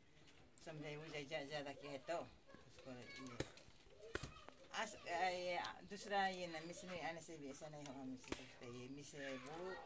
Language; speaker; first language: Hindi; non-native, local second language; Adi